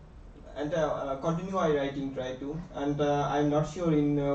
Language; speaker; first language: English; non-native, learner; Bangla